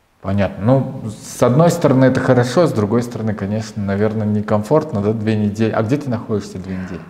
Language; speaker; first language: Russian; native; Russian